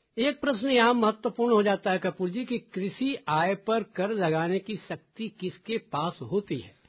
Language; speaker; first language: Hindi; native; Hindi